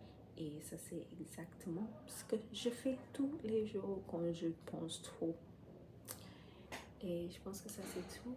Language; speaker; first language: French; non-native, fluent; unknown